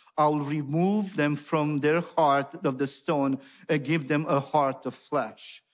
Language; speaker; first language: English; non-native, fluent; Romanian